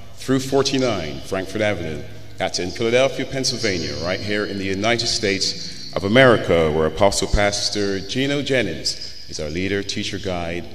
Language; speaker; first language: English; native; English